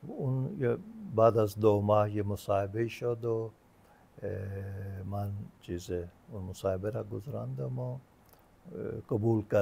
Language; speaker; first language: Persian; non-native, fluent; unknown